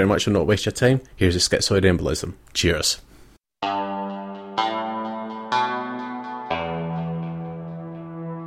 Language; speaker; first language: English; native; English